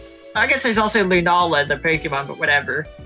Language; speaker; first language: English; native; English